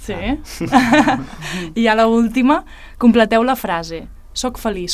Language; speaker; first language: Catalan; native; Catalan